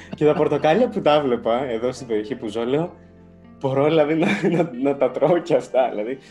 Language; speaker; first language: Greek; early bilingual, other home language; Ukrainian